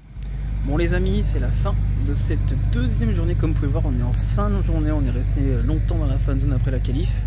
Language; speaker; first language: French; native; French